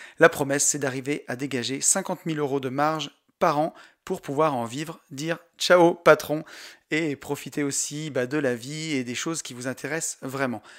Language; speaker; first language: French; native; French